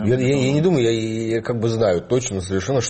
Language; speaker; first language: Russian; native; Russian